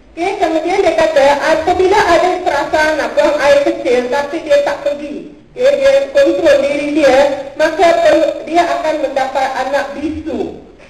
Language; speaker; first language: Malay; non-native, local second language; Tamil